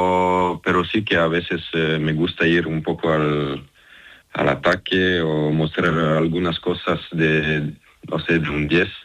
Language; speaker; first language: Spanish; non-native, fluent; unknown